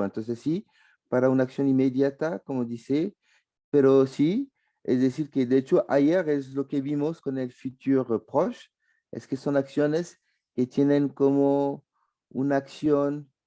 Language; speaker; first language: Spanish; non-native, fluent; French